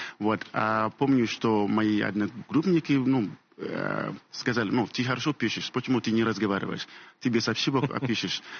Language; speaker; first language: Russian; non-native, fluent; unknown